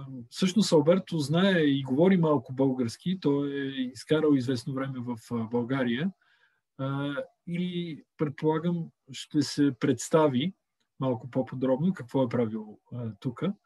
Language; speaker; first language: Bulgarian; native; Bulgarian